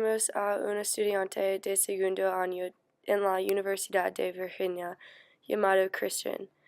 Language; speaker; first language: Spanish; non-native, learner; English